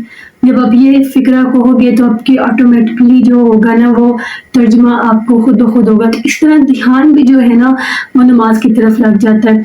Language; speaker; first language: Urdu; native; Urdu